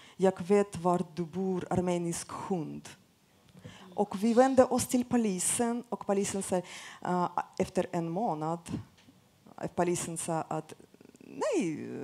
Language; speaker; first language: Swedish; non-native, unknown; Russian